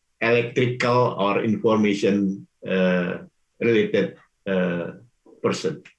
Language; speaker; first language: English; non-native, learner; Indonesian